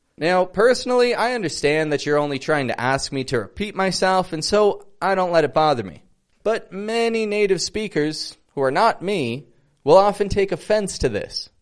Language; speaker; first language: English; native; English